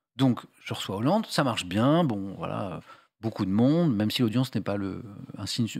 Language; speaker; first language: French; native; French